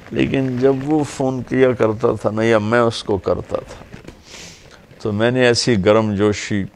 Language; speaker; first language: Urdu; non-native, local second language; Punjabi